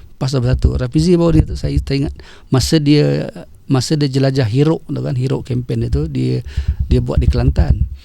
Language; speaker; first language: Malay; native; Malay